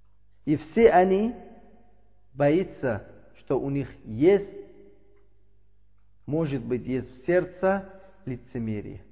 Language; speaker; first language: Russian; non-native, learner; Uzbek